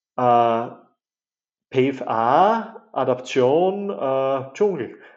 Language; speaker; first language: German; native; German